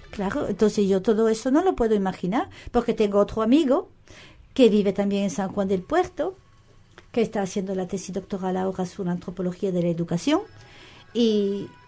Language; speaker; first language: Spanish; non-native, fluent; French